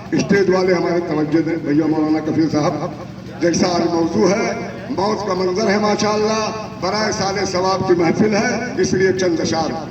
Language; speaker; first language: Urdu; native; Urdu